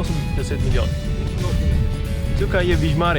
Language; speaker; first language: Slovenian; non-native, learner; Turkish